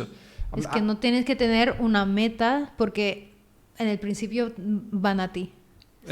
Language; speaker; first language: Spanish; non-native, fluent; Filipino